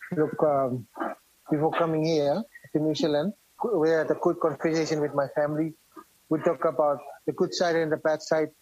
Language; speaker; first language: English; non-native, fluent; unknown